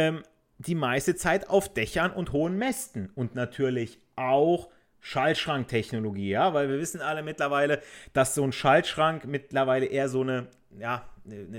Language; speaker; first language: German; native; German